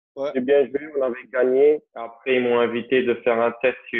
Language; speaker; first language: French; non-native, local second language; Dutch